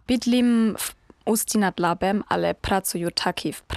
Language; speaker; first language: Czech; non-native, learner; German